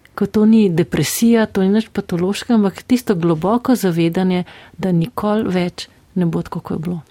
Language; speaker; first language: Slovenian; native; Slovenian